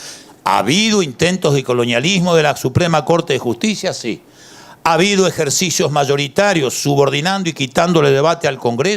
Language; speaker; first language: Spanish; native; Spanish